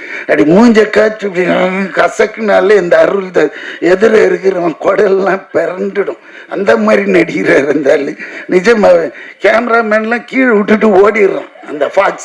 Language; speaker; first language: Tamil; native; Tamil